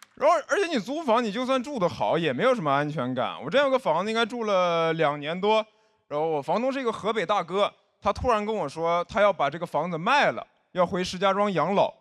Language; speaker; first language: Chinese; native; Chinese